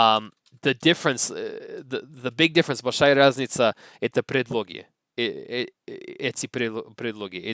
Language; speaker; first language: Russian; non-native, learner; English